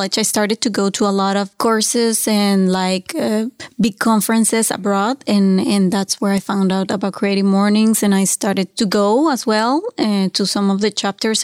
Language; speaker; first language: English; non-native, fluent; Spanish